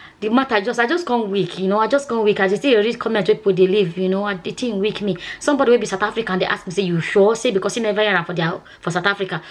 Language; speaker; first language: Nigerian Pidgin; non-native, local second language; Igbo